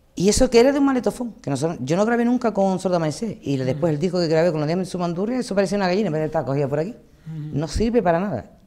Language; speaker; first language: Spanish; native; Spanish